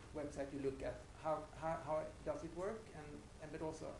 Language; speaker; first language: English; non-native, fluent; Swedish